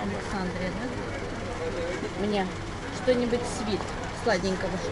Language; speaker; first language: Russian; native; Russian